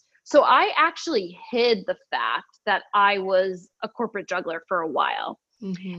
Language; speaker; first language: English; native; English